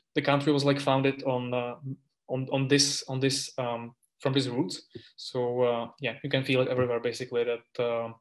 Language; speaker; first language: English; non-native, fluent; Czech